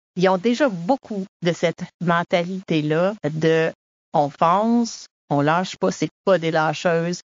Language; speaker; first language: French; native; French